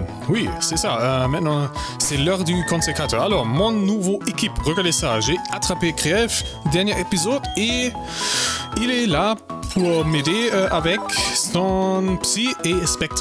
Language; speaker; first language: French; non-native, learner; German